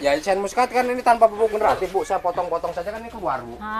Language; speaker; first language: Indonesian; native; Indonesian